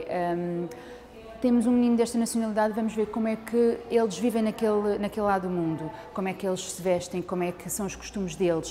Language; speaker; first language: Portuguese; native; Portuguese